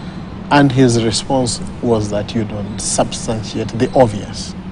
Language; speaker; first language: English; non-native, local second language; Swahili